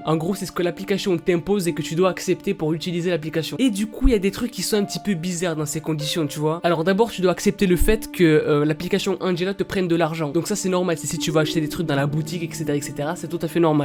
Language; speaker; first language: French; native; French